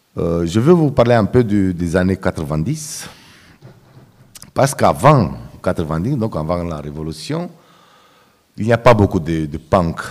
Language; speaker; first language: French; non-native, fluent; Romanian